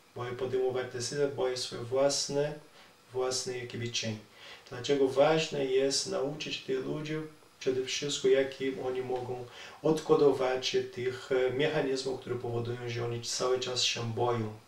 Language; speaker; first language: Polish; non-native, learner; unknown